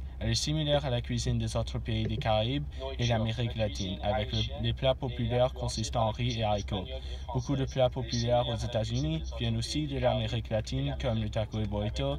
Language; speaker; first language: French; non-native, learner; English